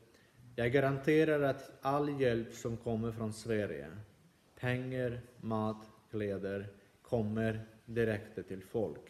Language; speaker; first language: Swedish; non-native, fluent; Ukrainian